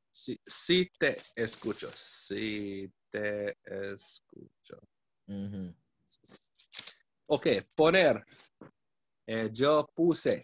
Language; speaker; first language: Spanish; non-native, learner; English